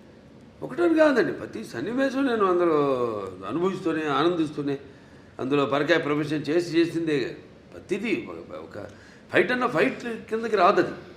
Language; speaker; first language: Telugu; native; Telugu